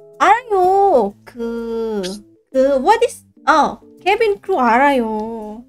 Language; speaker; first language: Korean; non-native, learner; Indonesian